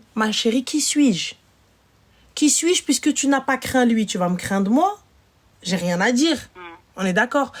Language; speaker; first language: French; early bilingual, other home language; Arabic